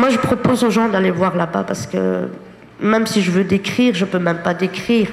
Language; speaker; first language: French; native; French